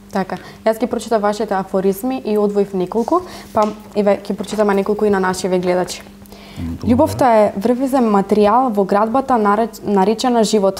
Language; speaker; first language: Macedonian; native; Macedonian